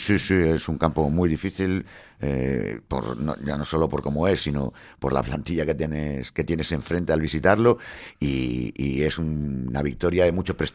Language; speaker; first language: Spanish; native; Spanish